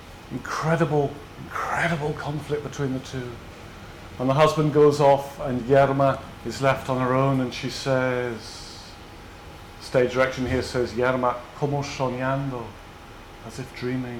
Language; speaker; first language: English; native; English